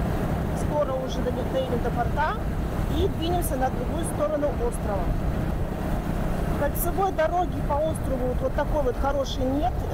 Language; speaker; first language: Russian; native; Russian